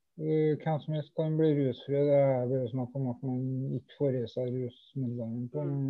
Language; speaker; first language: Norwegian; native; Norwegian